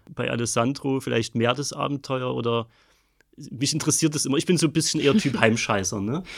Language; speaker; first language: German; native; German